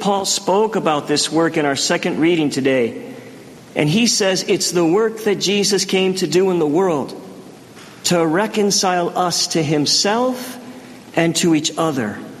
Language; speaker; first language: English; native; English